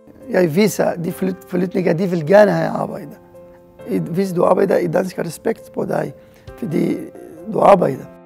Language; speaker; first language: Danish; non-native, learner; Arabic